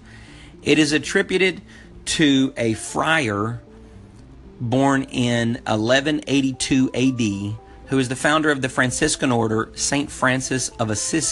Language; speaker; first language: English; native; English